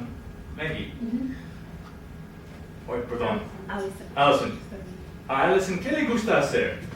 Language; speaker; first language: Spanish; non-native, fluent; English